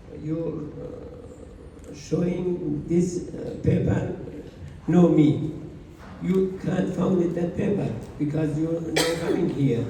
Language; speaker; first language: English; non-native, learner; Persian